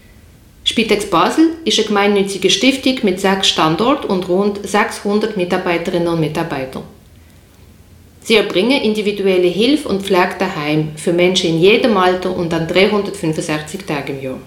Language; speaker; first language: German; native; German